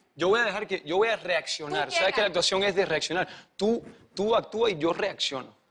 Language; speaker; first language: Spanish; early bilingual, heritage; Spanish